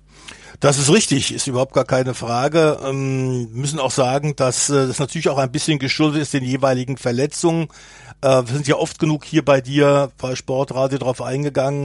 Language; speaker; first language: German; native; German